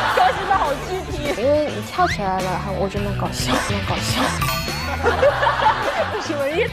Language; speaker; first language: Chinese; native; Chinese